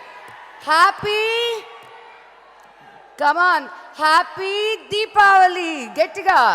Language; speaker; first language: Telugu; native; Telugu